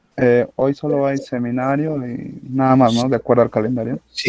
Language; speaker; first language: Spanish; native; Spanish